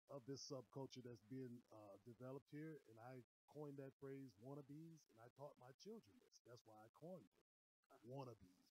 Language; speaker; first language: English; native; English